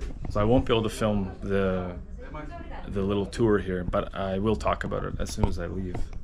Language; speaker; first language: English; native; English